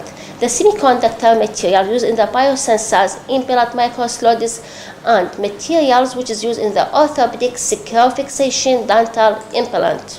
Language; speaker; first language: English; non-native, local second language; Arabic